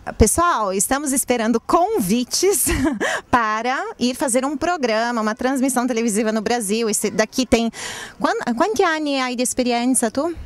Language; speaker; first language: Italian; non-native, fluent; Portuguese